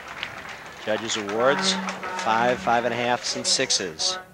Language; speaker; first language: English; native; English